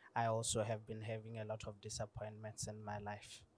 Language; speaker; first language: English; non-native, local second language; Tswana